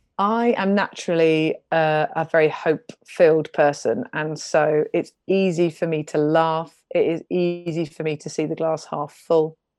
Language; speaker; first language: English; native; English